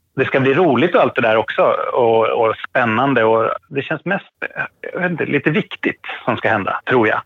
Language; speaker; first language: Swedish; native; Swedish